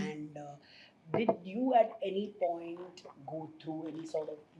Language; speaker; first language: English; non-native, local second language; Hindi